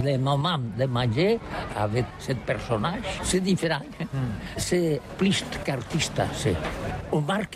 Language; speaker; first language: French; non-native, learner; Catalan